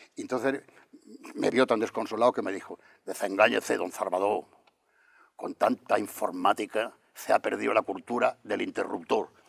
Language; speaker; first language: Spanish; native; Spanish